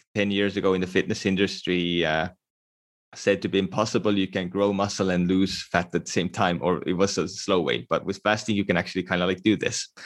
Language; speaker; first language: English; non-native, fluent; Estonian